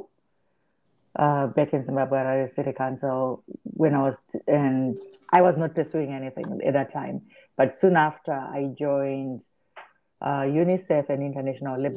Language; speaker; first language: English; non-native, local second language; Shona